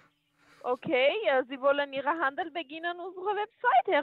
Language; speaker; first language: German; non-native, learner; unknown